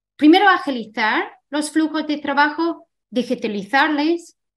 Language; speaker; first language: Spanish; non-native, fluent; English